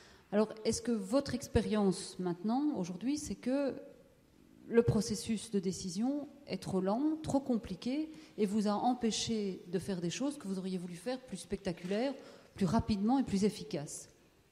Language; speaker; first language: French; native; French